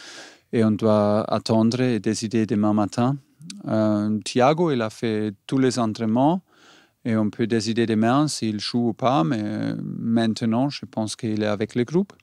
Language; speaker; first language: French; non-native, learner; German